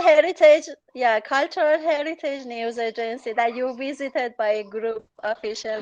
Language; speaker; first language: English; non-native, learner; Persian